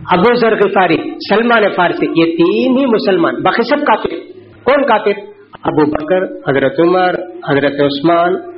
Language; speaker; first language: Urdu; native; Urdu